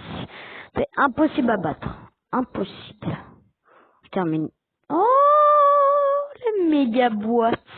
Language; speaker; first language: French; native; French